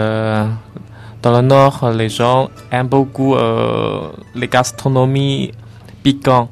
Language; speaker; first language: French; non-native, learner; Chinese